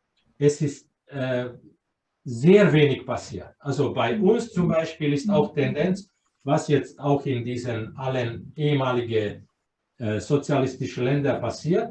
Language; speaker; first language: German; non-native, fluent; Croatian